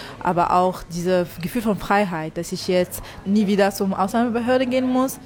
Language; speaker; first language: German; non-native, fluent; Arabic